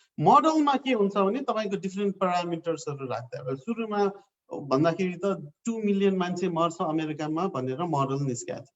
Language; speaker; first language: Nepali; native; Nepali